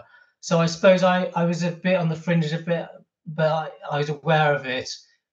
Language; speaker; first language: English; native; English